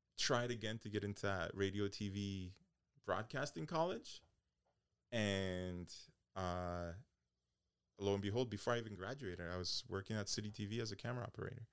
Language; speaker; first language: English; early bilingual, other home language; Polish